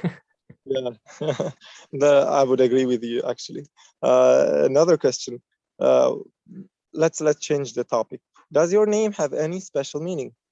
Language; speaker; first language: English; non-native, fluent; Uzbek